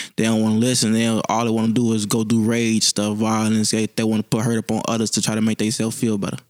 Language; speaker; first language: English; native; English